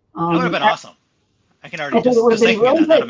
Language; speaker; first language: English; native; English